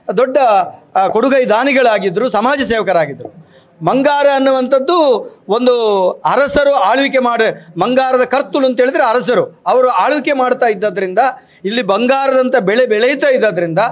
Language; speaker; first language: Kannada; non-native, local second language; Tulu